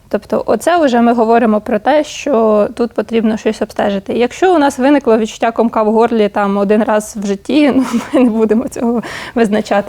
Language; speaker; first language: Ukrainian; native; Ukrainian